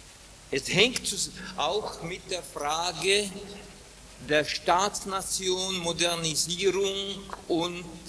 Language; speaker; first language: German; non-native, fluent; Czech